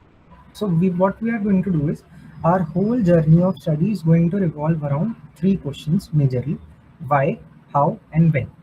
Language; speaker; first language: English; non-native, local second language; Hindi